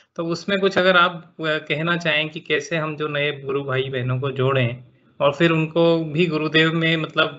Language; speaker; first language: Hindi; native; Hindi